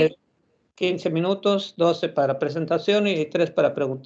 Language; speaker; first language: Spanish; native; Spanish